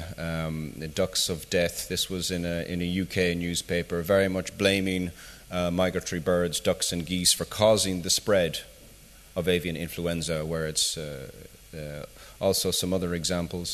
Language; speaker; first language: English; native; English